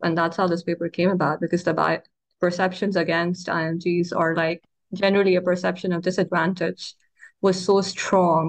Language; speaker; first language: English; non-native, local second language; Urdu